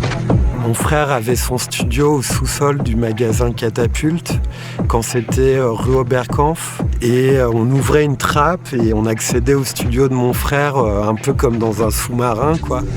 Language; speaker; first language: French; native; French